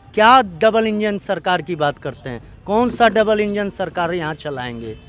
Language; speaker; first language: Hindi; native; Hindi